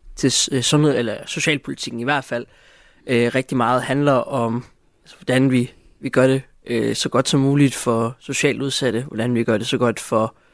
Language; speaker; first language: Danish; native; Danish